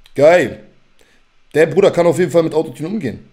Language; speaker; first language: German; native; German